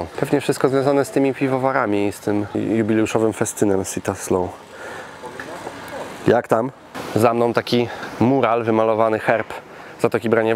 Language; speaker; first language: Polish; native; Polish